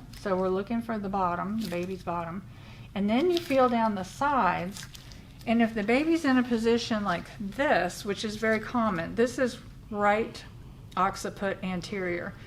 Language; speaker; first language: English; native; English